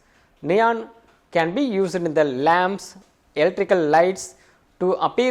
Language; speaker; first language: English; non-native, local second language; Tamil